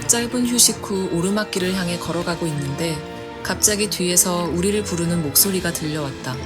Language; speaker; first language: Korean; native; Korean